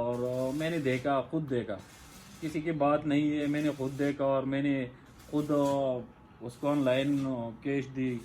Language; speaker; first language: Hindi; non-native, local second language; Pashto